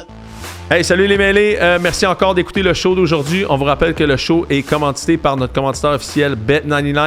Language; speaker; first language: French; native; French